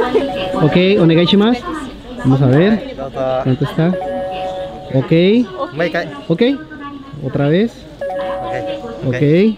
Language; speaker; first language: Spanish; native; Spanish